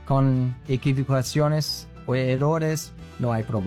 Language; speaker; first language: Spanish; non-native, learner; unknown